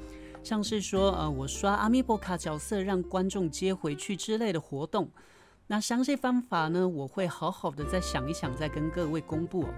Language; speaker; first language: Chinese; native; Chinese